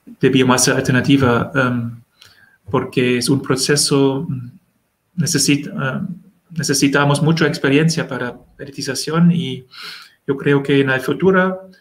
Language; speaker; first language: Spanish; non-native, learner; German